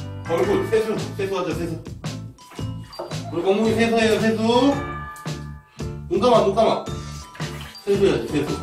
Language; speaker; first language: Korean; native; Korean